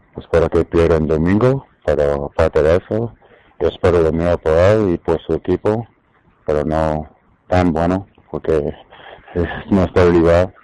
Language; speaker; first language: Spanish; non-native, learner; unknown